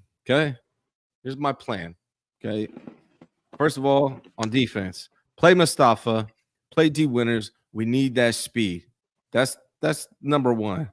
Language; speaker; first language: English; native; English